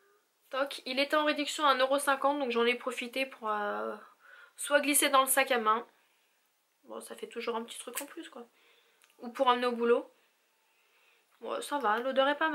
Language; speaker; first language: French; native; French